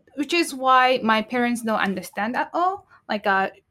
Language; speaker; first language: English; non-native, learner; Japanese